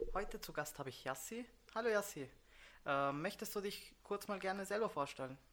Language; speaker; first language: German; native; German